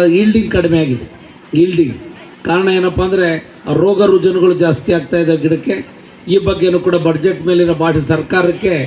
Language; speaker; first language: Kannada; native; Kannada